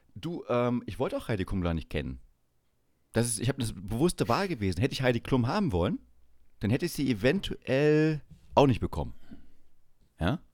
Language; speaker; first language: German; native; German